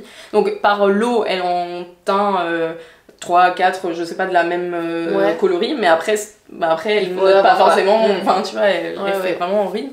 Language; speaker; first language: French; native; French